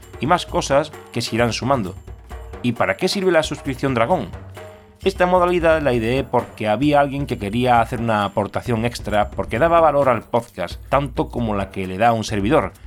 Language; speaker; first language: Spanish; native; Spanish